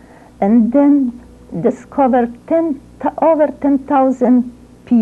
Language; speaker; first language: English; non-native, learner; Ukrainian